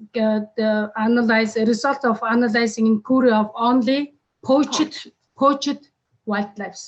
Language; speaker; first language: English; non-native, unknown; Mongolian